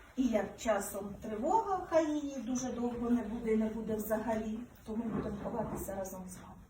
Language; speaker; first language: Ukrainian; native; Ukrainian